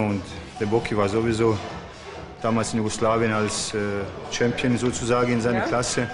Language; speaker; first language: German; early bilingual, other home language; Bosnian